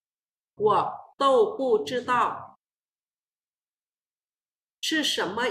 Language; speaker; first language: Chinese; non-native, fluent; Vietnamese